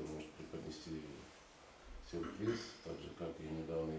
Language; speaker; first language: Russian; native; Russian